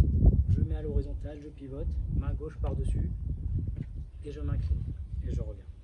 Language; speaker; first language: French; native; French